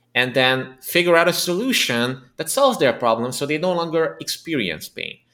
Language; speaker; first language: English; non-native, fluent; Romanian